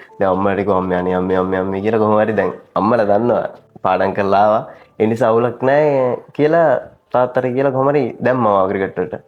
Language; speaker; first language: Sinhala; native; Sinhala